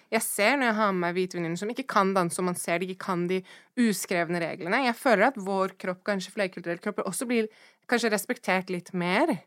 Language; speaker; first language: Norwegian; early bilingual, other home language; English